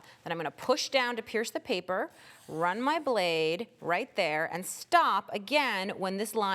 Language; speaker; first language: English; native; English